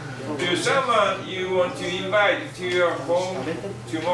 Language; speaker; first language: English; non-native, fluent; Japanese